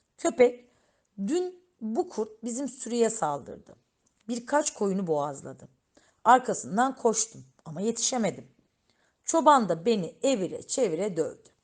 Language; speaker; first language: Turkish; native; Turkish